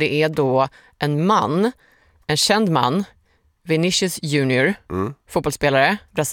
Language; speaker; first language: Swedish; native; Swedish